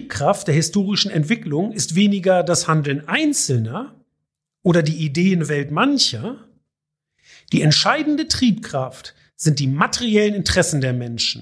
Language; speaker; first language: German; native; German